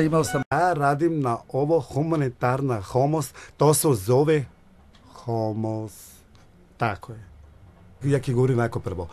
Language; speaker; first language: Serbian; non-native, learner; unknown